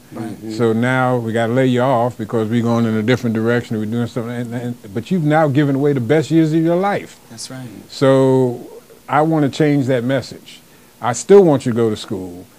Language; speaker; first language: English; native; English